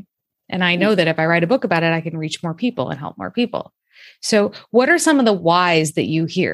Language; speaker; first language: English; native; English